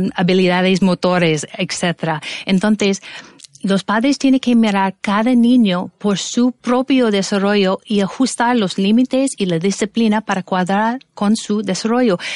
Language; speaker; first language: Spanish; non-native, fluent; English